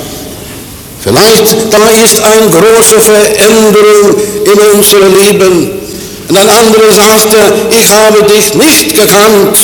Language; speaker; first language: German; non-native, fluent; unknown